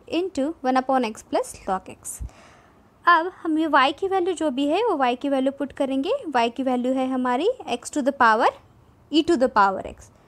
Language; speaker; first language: Hindi; non-native, local second language; Marathi